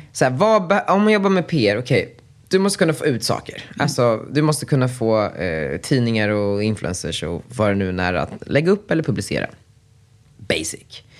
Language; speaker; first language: Swedish; native; Swedish